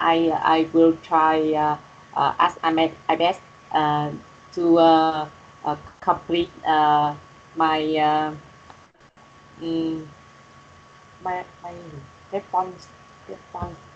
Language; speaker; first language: English; non-native, learner; Vietnamese